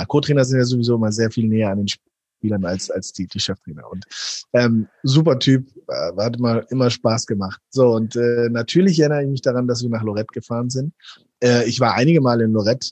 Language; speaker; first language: German; native; German